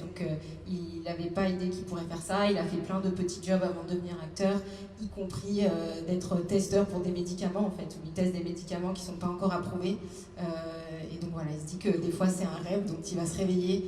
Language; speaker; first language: French; native; French